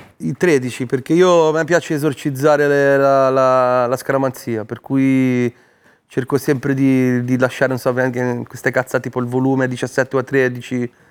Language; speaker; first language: Italian; native; Italian